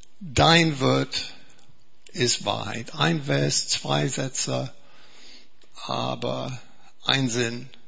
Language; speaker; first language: German; non-native, fluent; English